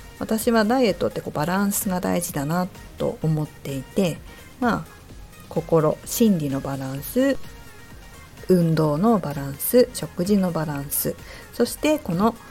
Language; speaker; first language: Japanese; native; Japanese